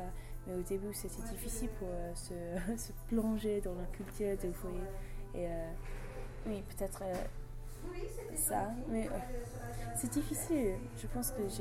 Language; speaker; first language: French; non-native, learner; English